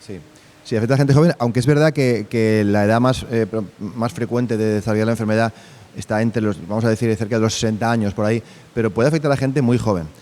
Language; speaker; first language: Spanish; native; Spanish